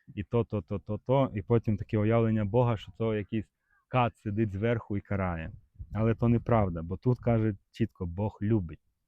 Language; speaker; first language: Ukrainian; native; Ukrainian